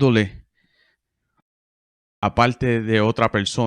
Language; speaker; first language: Spanish; early bilingual, heritage; Spanish